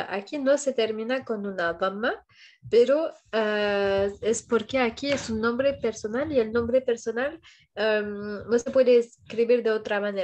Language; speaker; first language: Spanish; non-native, fluent; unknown